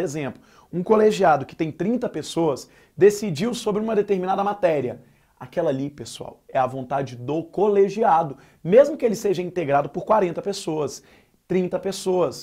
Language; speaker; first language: Portuguese; native; Portuguese